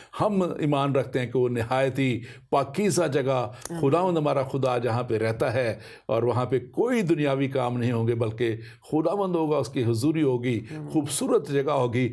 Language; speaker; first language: Urdu; non-native, local second language; Punjabi